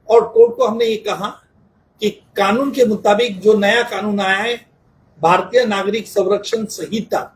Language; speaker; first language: Hindi; non-native, local second language; Marathi